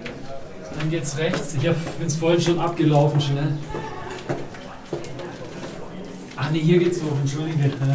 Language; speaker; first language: German; native; German